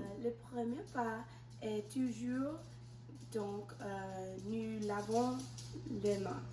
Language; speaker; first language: French; non-native, learner; English